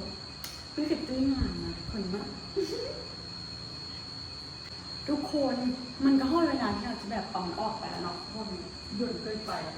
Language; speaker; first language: Thai; non-native, local second language; Lao